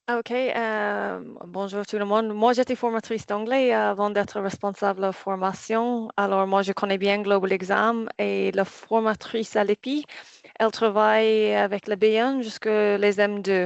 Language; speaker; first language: French; non-native, fluent; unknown